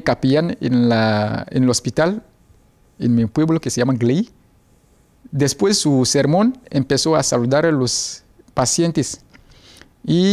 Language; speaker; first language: Spanish; non-native, learner; Ewe